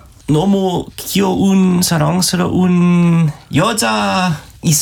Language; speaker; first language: Korean; non-native, learner; German